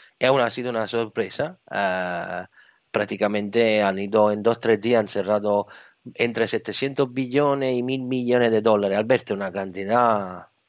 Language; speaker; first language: Spanish; non-native, fluent; Italian